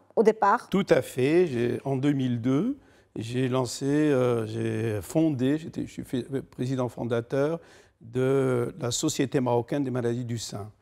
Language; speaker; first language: French; non-native, local second language; Arabic